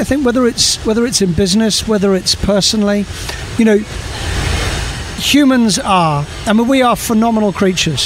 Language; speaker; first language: English; native; English